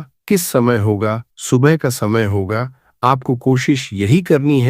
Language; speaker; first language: Hindi; native; Hindi